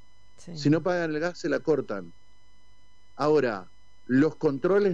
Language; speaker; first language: Spanish; native; Spanish